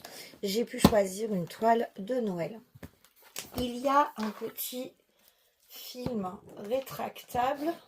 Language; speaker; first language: French; native; French